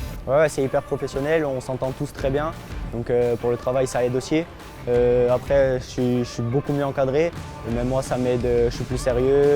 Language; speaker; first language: French; native; French